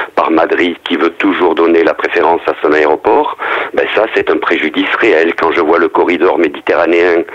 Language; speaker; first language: French; native; French